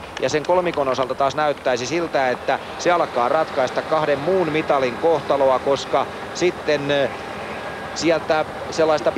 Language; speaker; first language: Finnish; native; Finnish